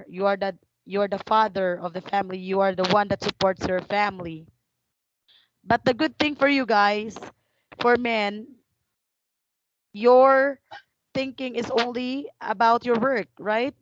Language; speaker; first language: English; non-native, fluent; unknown